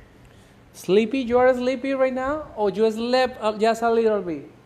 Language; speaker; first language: English; non-native, local second language; Spanish